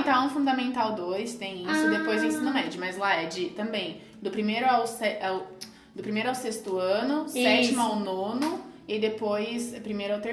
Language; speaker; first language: Portuguese; early bilingual, heritage; Portuguese